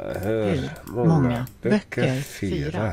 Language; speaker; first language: Swedish; non-native, learner; English